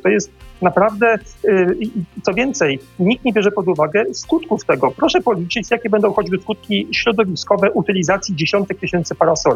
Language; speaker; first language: Polish; native; Polish